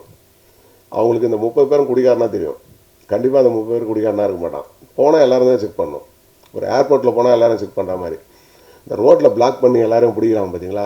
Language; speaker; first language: Tamil; native; Tamil